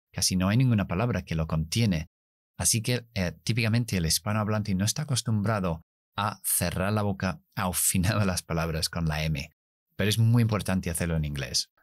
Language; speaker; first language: Spanish; non-native, fluent; English